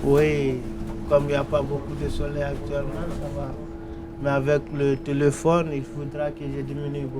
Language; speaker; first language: French; non-native, local second language; Fula